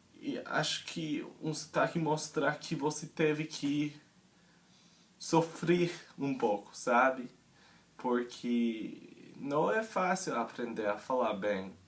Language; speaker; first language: Portuguese; non-native, fluent; English